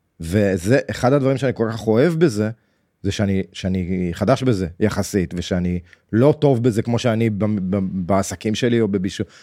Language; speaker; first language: Hebrew; native; Hebrew